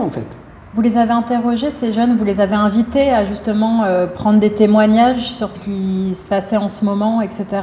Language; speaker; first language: French; native; French